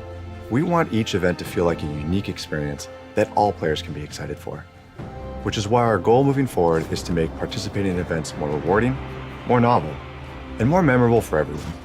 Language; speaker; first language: English; native; English